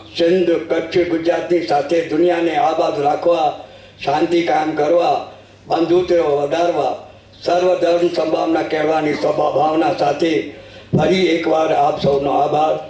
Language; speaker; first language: Gujarati; non-native, local second language; Sindhi